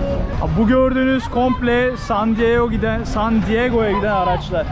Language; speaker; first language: Turkish; native; Turkish